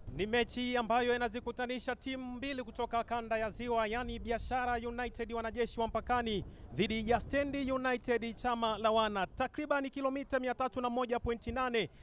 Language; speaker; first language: Swahili; native; Swahili